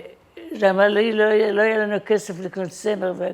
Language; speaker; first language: Hebrew; non-native, fluent; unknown